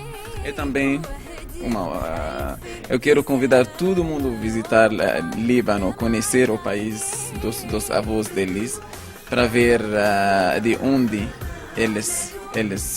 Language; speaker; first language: Portuguese; non-native, fluent; Arabic